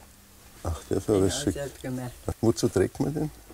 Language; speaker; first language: German; native; German